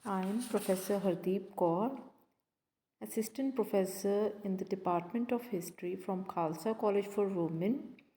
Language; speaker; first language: English; non-native, local second language; Punjabi